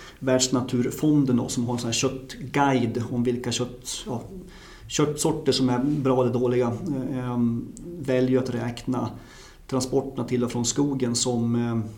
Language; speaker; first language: Swedish; native; Swedish